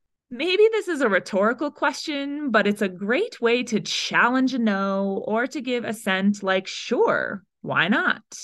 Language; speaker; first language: English; early bilingual, other home language; Spanish